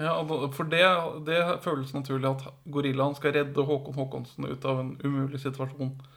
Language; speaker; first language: Norwegian; native; Norwegian